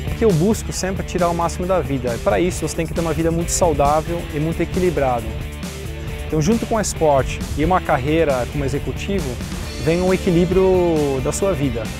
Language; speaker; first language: Portuguese; non-native, fluent; Dutch